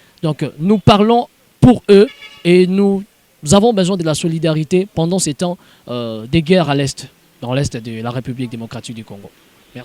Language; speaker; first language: French; non-native, local second language; Lingala